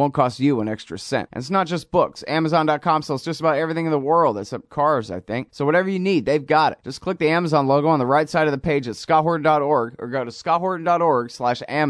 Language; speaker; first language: English; native; English